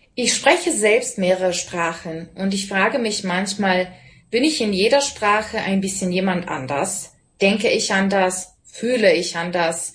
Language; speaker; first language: German; non-native, fluent; Serbian